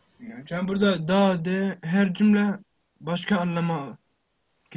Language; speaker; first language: Turkish; non-native, learner; Arabic